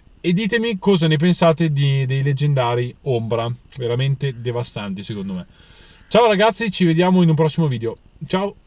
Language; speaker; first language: Italian; native; Italian